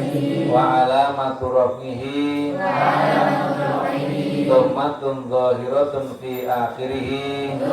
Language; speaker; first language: Arabic; non-native, fluent; Javanese